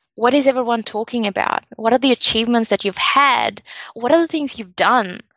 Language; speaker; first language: English; non-native, local second language; Sinhala